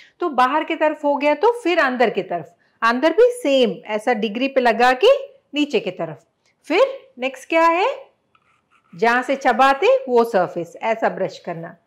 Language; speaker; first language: Hindi; non-native, local second language; Telugu